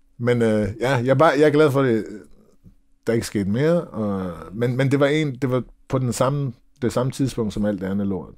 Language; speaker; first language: Danish; native; Danish